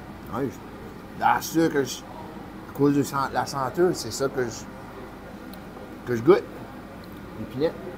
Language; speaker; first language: French; native; French